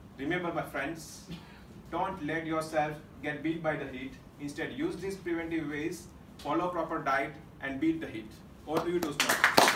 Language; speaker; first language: English; non-native, local second language; Gujarati